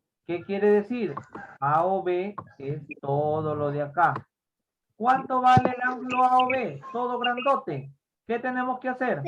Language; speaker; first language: Spanish; native; Spanish